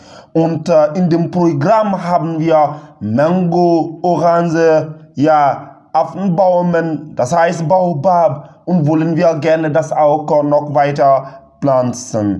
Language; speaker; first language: German; non-native, learner; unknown